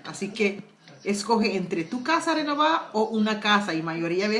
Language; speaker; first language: Spanish; non-native, fluent; Papiamento